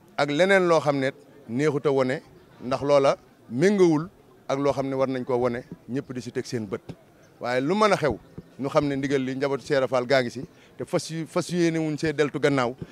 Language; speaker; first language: Wolof; native; Wolof